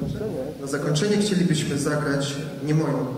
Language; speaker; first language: Russian; non-native, learner; Polish